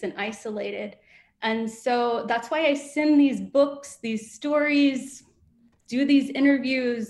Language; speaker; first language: English; native; English